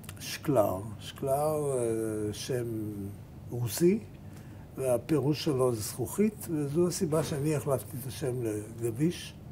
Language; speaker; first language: Hebrew; native; Hebrew